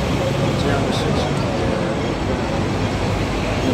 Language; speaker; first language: Chinese; non-native, learner; Italian